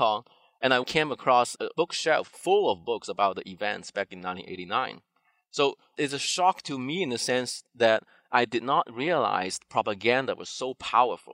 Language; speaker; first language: English; non-native, fluent; Cantonese